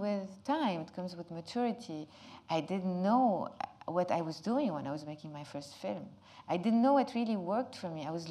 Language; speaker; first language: English; non-native, fluent; Arabic